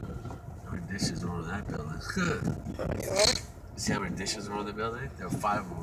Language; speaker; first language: English; native; English